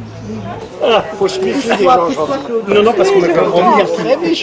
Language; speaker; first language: French; native; French